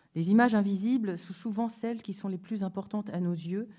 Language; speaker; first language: French; native; French